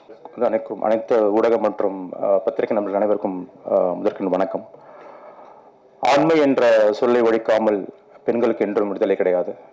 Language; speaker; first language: Tamil; native; Tamil